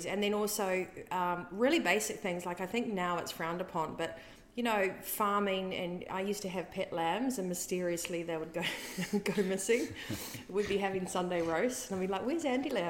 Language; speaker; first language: English; native; English